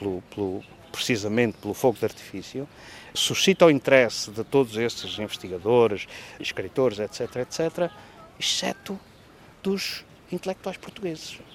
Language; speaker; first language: Portuguese; native; Portuguese